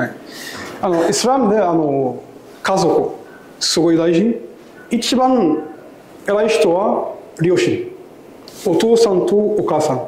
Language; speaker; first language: Japanese; non-native, learner; Arabic